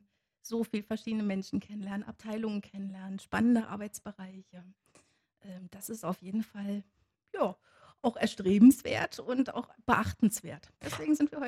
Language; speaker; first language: German; native; German